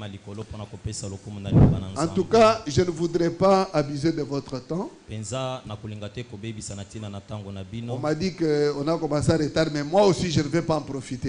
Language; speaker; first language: French; non-native, local second language; Lingala